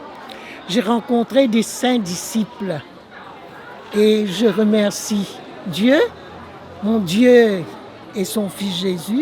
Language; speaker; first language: French; non-native, local second language; Morisyen